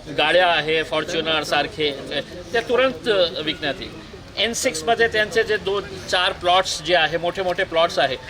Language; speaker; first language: Marathi; native; Marathi